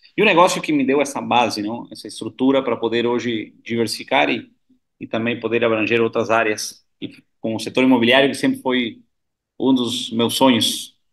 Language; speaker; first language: Portuguese; non-native, fluent; Spanish